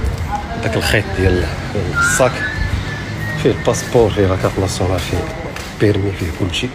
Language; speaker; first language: Arabic; native; Arabic